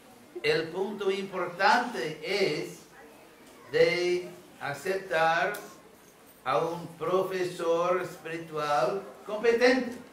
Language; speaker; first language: Spanish; non-native, fluent; English